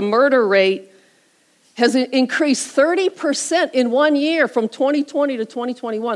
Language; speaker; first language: English; native; English